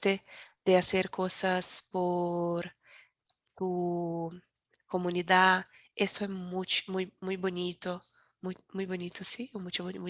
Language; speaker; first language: Spanish; non-native, learner; Portuguese